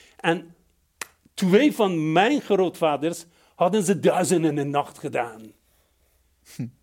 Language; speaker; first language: Dutch; non-native, fluent; Persian